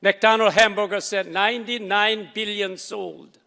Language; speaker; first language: English; non-native, fluent; Korean